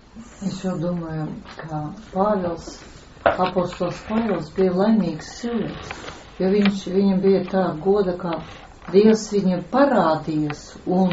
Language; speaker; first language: Latvian; non-native, local second language; Russian